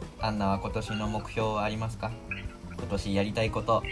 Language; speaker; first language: Japanese; native; Japanese